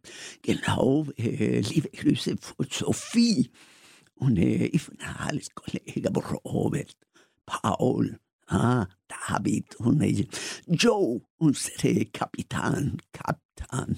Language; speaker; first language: German; non-native, learner; Spanish